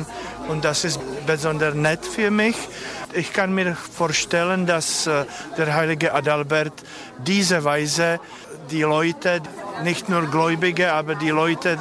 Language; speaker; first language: German; non-native, learner; Czech